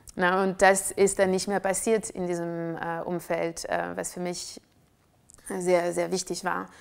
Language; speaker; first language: German; non-native, fluent; French